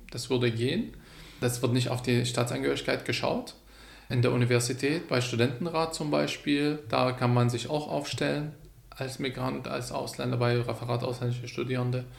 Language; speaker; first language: German; non-native, fluent; Arabic